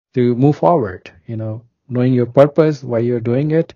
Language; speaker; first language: English; non-native, local second language; Hindi